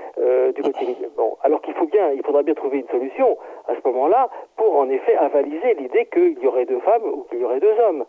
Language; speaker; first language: French; native; French